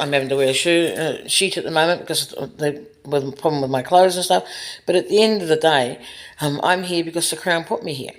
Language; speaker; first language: English; native; English